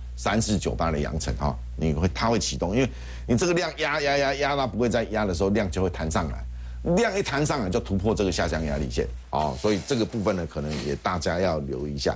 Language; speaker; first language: Chinese; native; Chinese